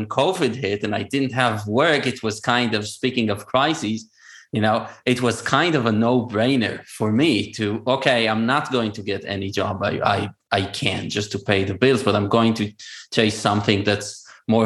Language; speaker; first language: English; non-native, fluent; Hebrew